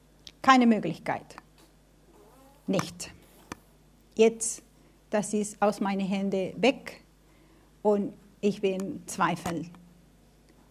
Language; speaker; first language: German; non-native, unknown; Spanish